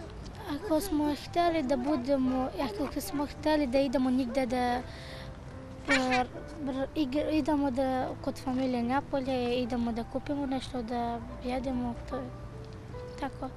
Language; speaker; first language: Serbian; non-native, learner; Persian